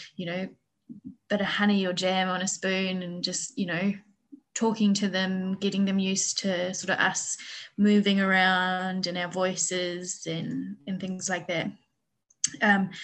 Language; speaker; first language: English; native; English